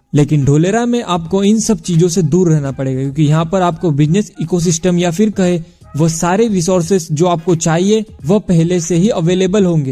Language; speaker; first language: Hindi; native; Hindi